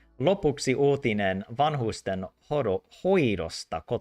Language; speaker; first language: Finnish; non-native, learner; English